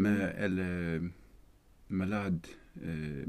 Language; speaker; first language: French; non-native, learner; Swedish